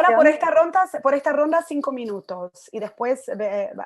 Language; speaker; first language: Spanish; native; Spanish